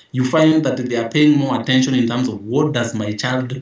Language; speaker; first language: English; non-native, local second language; Meru